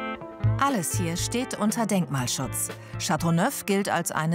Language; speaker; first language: German; native; German